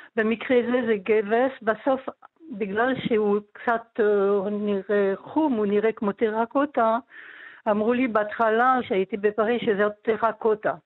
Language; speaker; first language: Hebrew; non-native, fluent; French